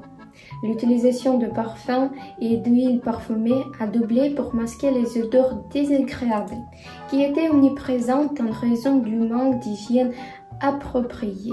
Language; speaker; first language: French; non-native, learner; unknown